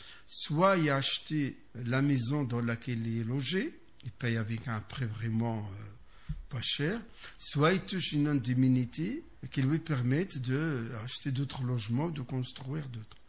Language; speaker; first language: French; non-native, fluent; Arabic